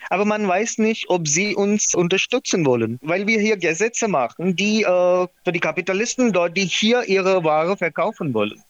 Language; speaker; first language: German; non-native, learner; Marathi